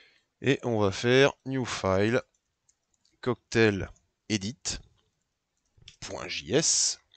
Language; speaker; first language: French; native; French